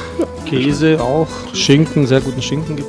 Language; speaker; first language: German; early bilingual, other home language; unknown